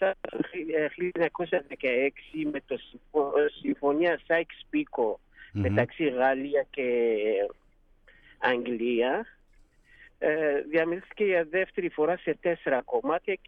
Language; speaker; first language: Greek; non-native, fluent; Kurdish